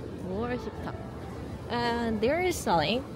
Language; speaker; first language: English; non-native, learner; Korean